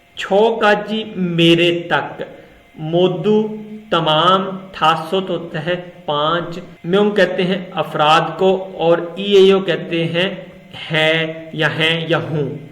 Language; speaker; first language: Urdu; non-native, local second language; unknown